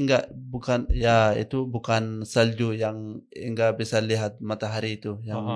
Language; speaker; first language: Indonesian; non-native, learner; Arabic